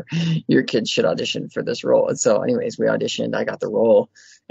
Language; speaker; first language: English; native; English